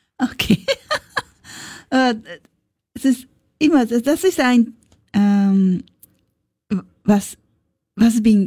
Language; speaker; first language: German; non-native, learner; Japanese